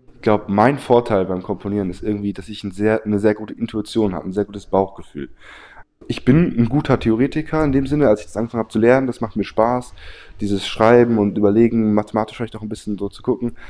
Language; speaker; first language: German; native; German